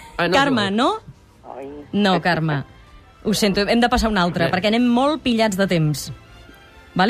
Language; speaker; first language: Catalan; native; Catalan